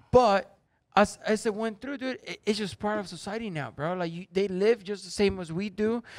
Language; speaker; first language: English; non-native, fluent; Spanish